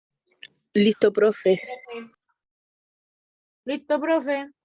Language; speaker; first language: Spanish; native; Spanish